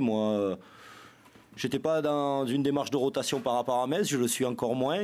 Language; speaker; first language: French; native; French